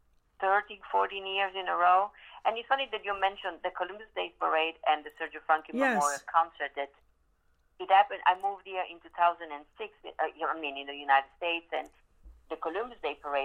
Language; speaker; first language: English; non-native, fluent; Italian